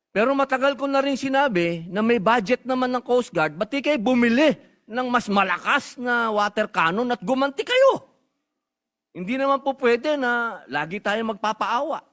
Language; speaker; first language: Filipino; native; Filipino